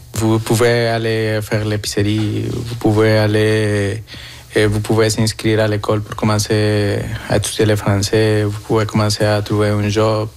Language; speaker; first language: French; non-native, fluent; Spanish